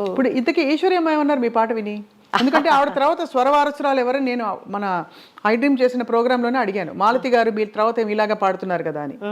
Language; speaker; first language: Telugu; native; Telugu